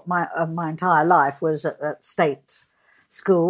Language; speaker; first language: English; native; English